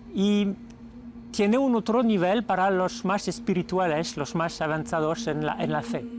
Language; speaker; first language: Spanish; non-native, fluent; French